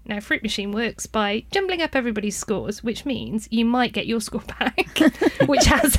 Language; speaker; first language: English; native; English